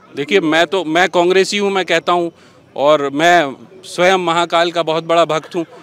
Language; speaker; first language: Hindi; native; Hindi